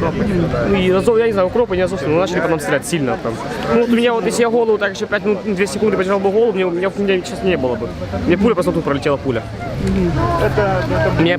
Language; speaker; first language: Russian; native; Russian